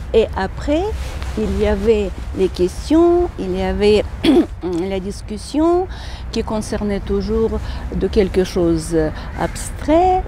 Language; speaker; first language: French; non-native, fluent; Ukrainian